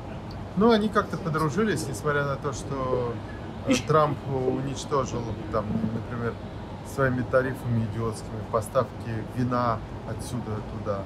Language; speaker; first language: Russian; native; Russian